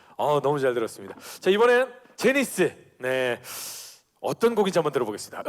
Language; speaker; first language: Korean; native; Korean